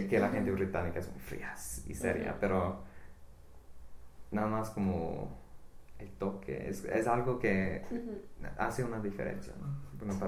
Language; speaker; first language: Spanish; non-native, fluent; English